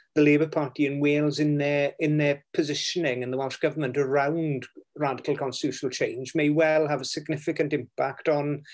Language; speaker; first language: English; native; English